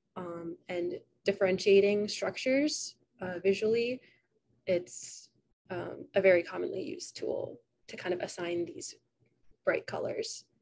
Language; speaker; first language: English; native; English